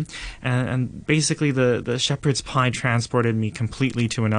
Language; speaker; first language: English; native; English